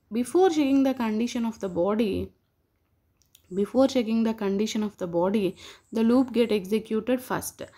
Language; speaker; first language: English; non-native, local second language; Telugu